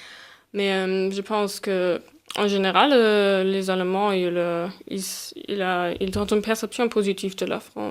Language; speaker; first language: French; non-native, fluent; German